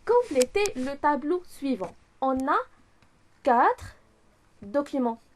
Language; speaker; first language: French; non-native, local second language; Arabic